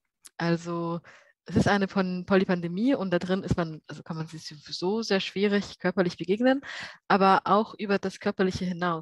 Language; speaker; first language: German; native; German